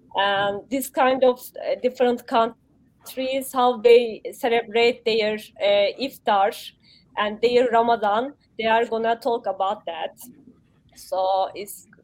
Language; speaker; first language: English; non-native, learner; Turkish